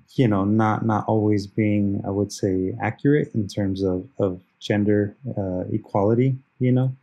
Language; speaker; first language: English; early bilingual, other home language; Spanish